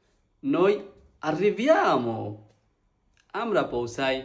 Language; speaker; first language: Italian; non-native, fluent; Bangla